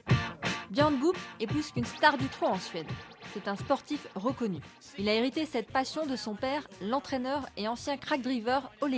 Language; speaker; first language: French; native; French